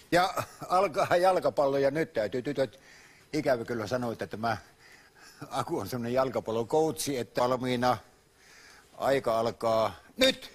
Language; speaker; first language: Finnish; native; Finnish